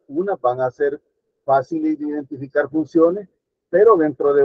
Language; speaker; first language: Spanish; native; Spanish